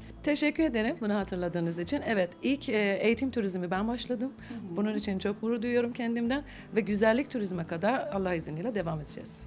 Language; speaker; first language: Turkish; non-native, fluent; Persian